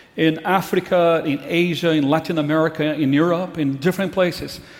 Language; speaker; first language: English; non-native, fluent; Portuguese